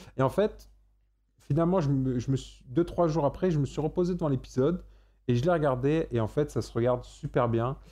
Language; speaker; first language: French; native; French